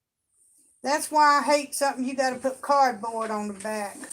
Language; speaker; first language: English; native; English